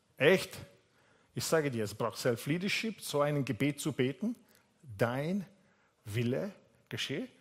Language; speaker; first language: German; non-native, fluent; Italian